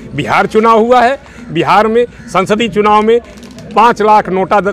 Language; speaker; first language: Hindi; native; Hindi